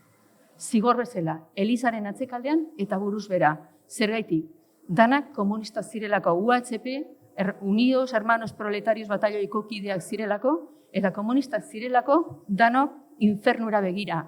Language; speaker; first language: Basque; native; Basque